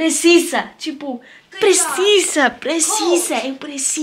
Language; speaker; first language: Portuguese; non-native, learner; English